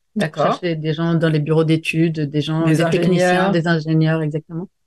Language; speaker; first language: French; native; French